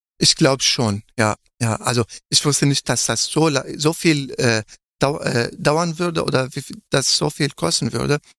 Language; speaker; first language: German; non-native, fluent; Arabic